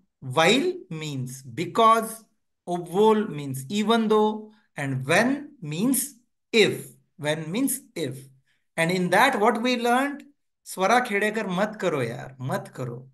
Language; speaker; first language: English; non-native, local second language; Hindi